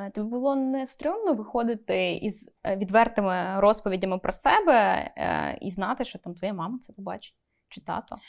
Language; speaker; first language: Ukrainian; native; Ukrainian